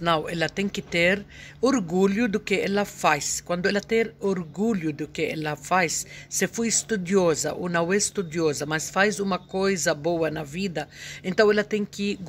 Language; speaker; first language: Portuguese; non-native, fluent; Arabic